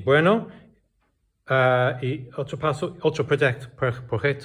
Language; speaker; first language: Spanish; non-native, learner; English